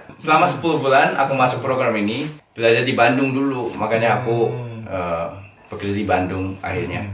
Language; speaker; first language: Indonesian; non-native, fluent; Korean